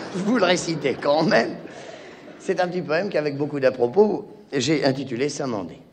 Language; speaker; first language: French; native; French